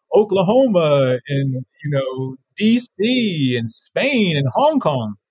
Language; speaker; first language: English; native; English